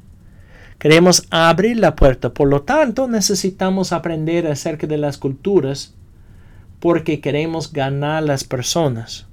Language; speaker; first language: Spanish; non-native, fluent; English